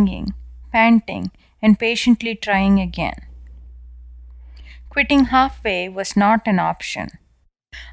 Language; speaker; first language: English; non-native, local second language; Tamil